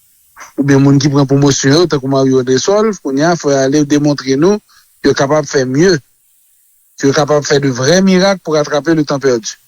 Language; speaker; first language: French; non-native, local second language; Haitian Creole